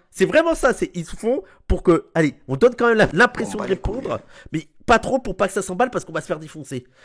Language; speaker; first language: French; native; French